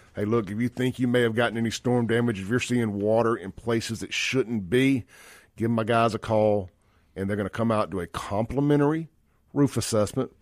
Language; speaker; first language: English; native; English